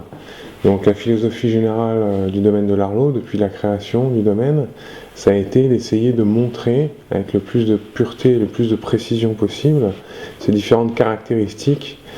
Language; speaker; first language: French; native; French